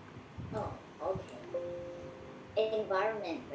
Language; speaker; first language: English; non-native, fluent; Thai